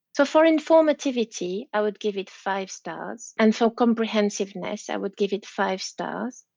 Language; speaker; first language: English; non-native, fluent; French